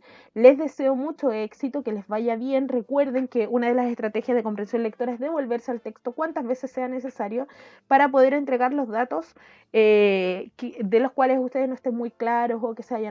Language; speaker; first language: Spanish; native; Spanish